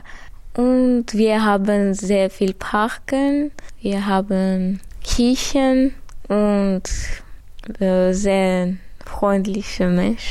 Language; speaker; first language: German; early bilingual, other home language; Armenian